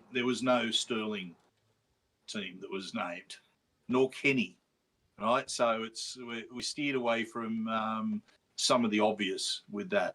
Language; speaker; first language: English; native; English